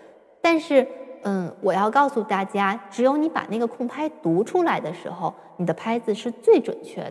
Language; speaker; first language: Chinese; native; Chinese